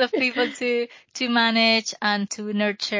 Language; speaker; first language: English; non-native, fluent; Spanish